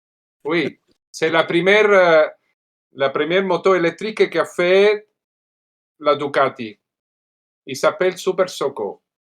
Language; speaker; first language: French; non-native, learner; Italian